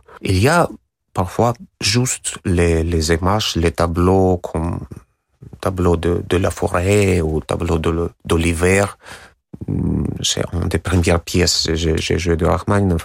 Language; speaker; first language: French; non-native, learner; Russian